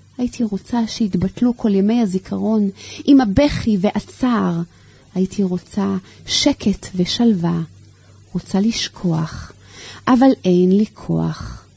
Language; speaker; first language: Hebrew; native; Hebrew